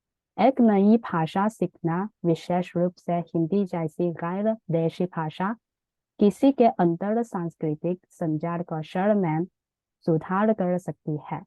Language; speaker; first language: Hindi; non-native, learner; Chinese